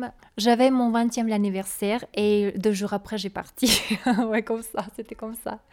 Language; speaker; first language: French; non-native, learner; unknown